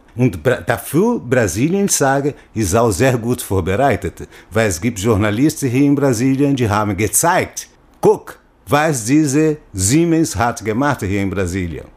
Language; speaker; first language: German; non-native, learner; Portuguese